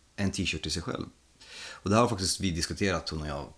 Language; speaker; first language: Swedish; non-native, fluent; Polish